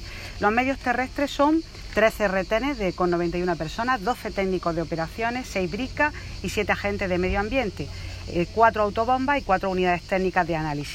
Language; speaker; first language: Spanish; native; Spanish